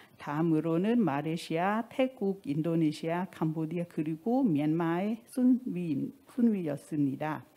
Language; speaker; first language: Korean; non-native, fluent; Thai